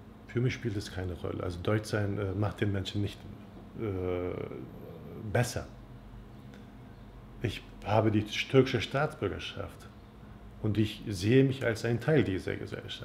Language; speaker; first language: German; non-native, fluent; Turkish